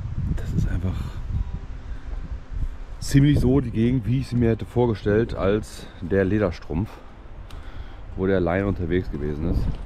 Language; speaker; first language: German; native; German